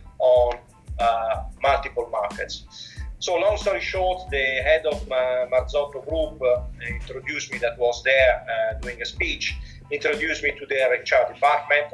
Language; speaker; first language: English; non-native, fluent; Italian